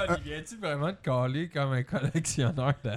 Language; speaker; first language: French; native; French